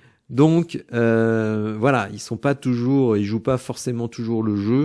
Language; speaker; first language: French; native; French